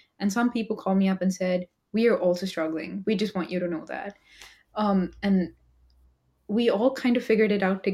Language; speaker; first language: English; non-native, local second language; Hindi